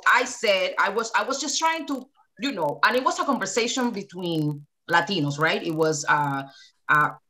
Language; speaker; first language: English; early bilingual, other home language; Spanish